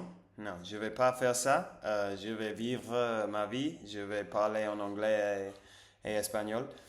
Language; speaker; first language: French; non-native, learner; English